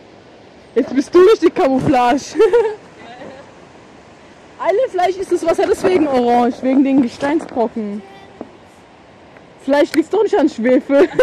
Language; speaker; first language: German; native; German